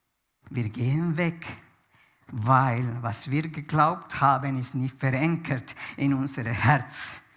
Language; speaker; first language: German; non-native, fluent; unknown